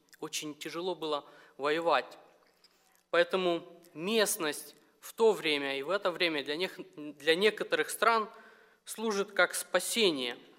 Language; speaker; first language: Russian; non-native, local second language; Romanian